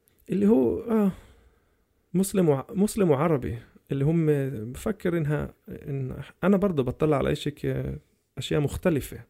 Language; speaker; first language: Arabic; non-native, fluent; Hebrew